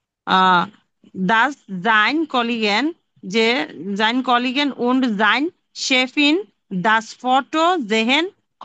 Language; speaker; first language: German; non-native, learner; Bangla